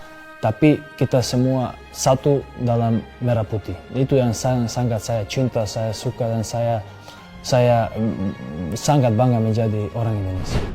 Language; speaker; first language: Indonesian; non-native, fluent; Serbian